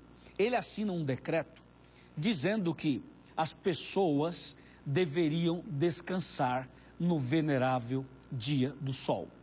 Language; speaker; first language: Portuguese; native; Portuguese